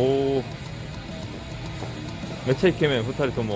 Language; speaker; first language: Japanese; non-native, learner; Korean